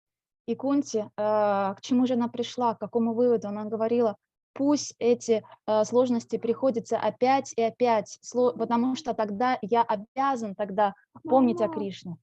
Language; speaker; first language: Russian; native; Russian